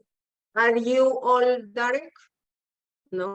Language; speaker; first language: English; non-native, learner; Spanish